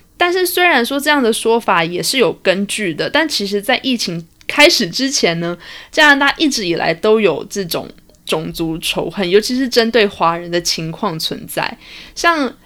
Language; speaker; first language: Chinese; early bilingual, heritage; Chinese